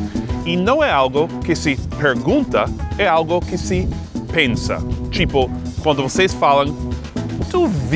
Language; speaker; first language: Portuguese; non-native, fluent; English